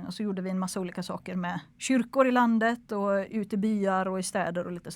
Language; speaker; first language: Swedish; native; Swedish